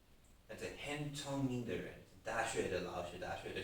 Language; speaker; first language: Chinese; non-native, learner; English